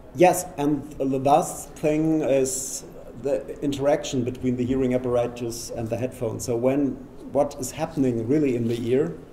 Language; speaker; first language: English; non-native, fluent; German